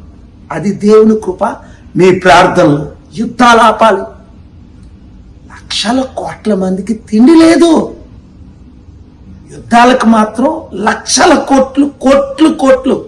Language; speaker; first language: Telugu; native; Telugu